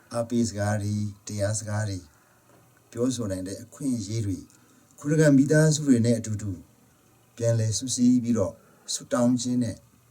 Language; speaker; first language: Burmese; non-native, local second language; Hakha Chin